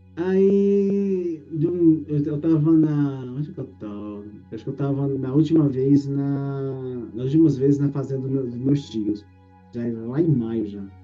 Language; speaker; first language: Portuguese; native; Portuguese